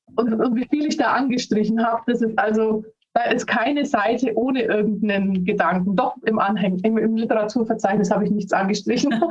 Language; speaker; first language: German; non-native, fluent; Spanish